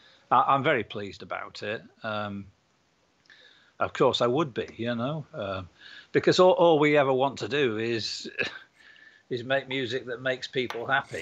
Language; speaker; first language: English; native; English